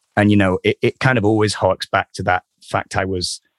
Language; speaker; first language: English; native; English